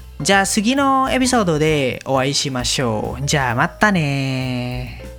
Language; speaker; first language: Japanese; non-native, learner; Indonesian